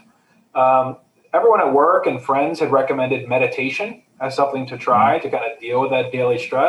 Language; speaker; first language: English; native; English